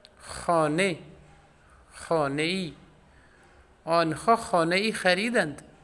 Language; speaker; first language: Persian; non-native, fluent; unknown